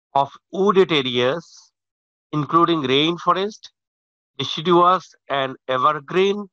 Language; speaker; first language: English; non-native, local second language; Bangla